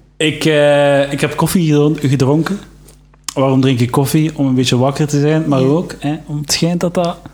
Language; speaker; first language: Dutch; native; Dutch